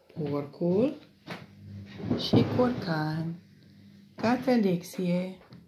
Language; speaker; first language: Romanian; non-native, learner; English